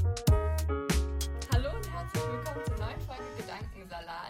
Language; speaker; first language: German; early bilingual, other home language; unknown